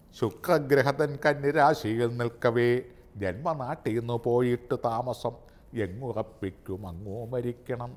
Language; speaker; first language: Malayalam; native; Malayalam